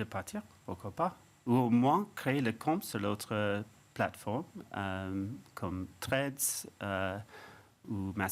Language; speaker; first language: French; non-native, fluent; English